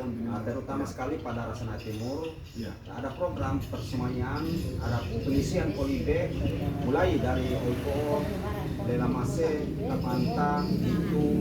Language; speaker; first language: Indonesian; non-native, local second language; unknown